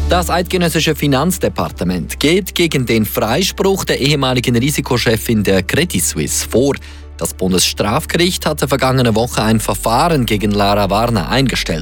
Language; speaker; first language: German; native; German